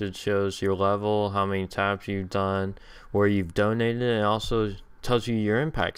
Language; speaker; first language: English; native; English